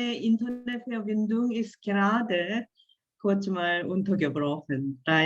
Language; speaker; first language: German; non-native, fluent; Korean